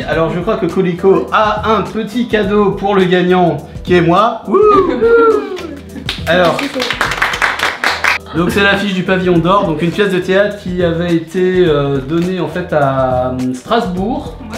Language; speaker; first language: French; native; French